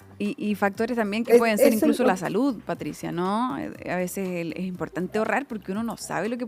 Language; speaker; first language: Spanish; native; Spanish